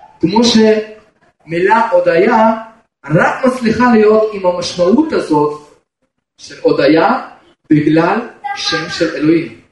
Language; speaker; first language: Hebrew; non-native, fluent; Russian